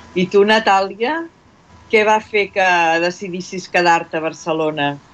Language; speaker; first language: Catalan; native; Catalan